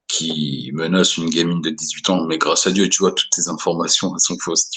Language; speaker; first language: French; native; French